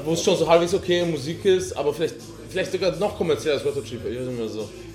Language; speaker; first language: German; native; German